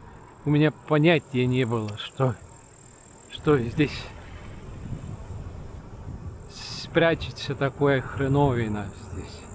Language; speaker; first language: Russian; non-native, learner; Estonian